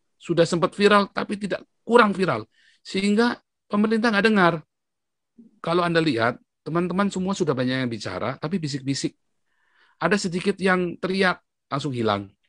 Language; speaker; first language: Indonesian; native; Indonesian